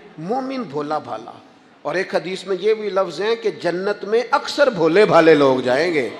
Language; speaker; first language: Urdu; non-native, local second language; Punjabi